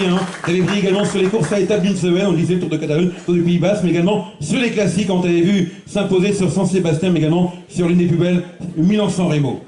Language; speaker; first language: French; native; French